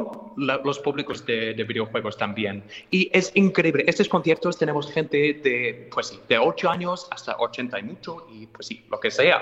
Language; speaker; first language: Spanish; non-native, fluent; English